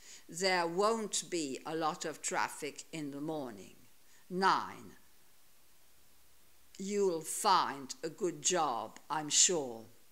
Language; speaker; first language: English; non-native, fluent; Italian